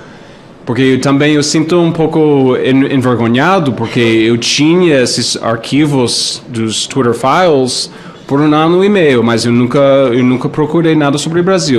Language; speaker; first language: Portuguese; non-native, fluent; English